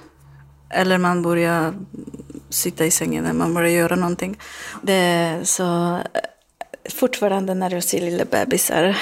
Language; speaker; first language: Swedish; non-native, learner; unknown